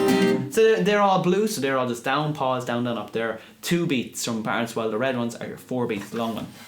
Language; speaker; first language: English; native; English